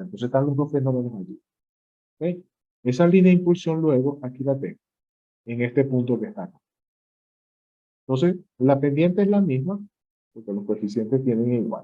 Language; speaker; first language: Spanish; native; Spanish